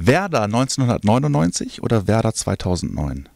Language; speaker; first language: German; native; German